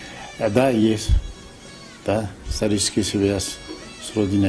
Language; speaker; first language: Russian; non-native, fluent; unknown